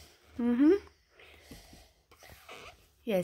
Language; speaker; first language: English; non-native, fluent; Russian